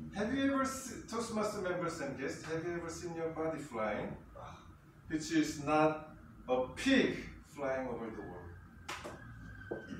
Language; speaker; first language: English; non-native, fluent; Korean